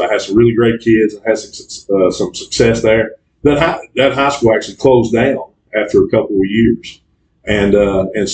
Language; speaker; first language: English; native; English